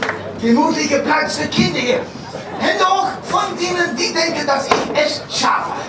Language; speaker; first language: German; non-native, fluent; English